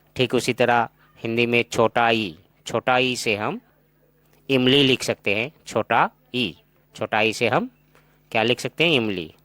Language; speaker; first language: Hindi; non-native, local second language; Assamese